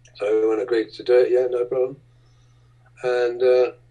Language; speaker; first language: English; native; English